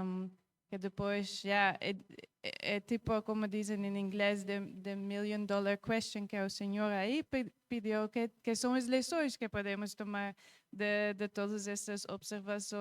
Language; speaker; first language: Portuguese; non-native, fluent; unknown